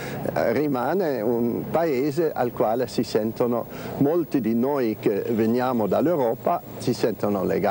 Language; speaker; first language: Italian; non-native, fluent; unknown